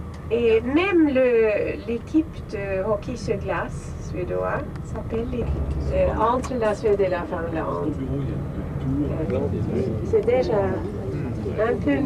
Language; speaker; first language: French; non-native, fluent; Swedish